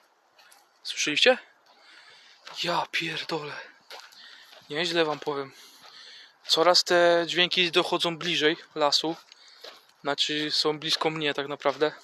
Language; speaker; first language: Polish; native; Polish